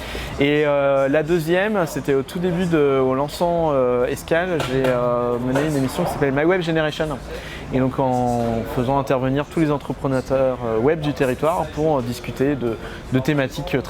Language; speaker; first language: French; native; French